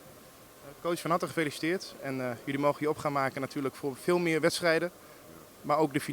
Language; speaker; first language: Dutch; native; Dutch